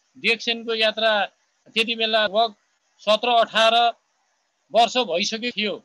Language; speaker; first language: Nepali; native; Nepali